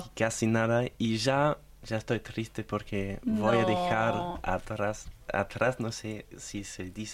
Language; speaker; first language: Spanish; non-native, learner; German